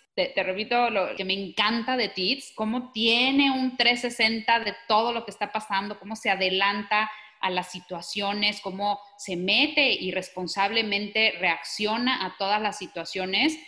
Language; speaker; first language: Spanish; native; Spanish